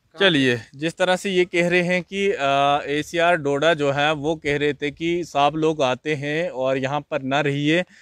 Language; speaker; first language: Hindi; native; Hindi